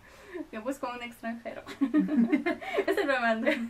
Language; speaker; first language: Spanish; non-native, fluent; Polish